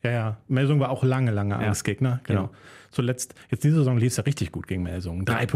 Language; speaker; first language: German; native; German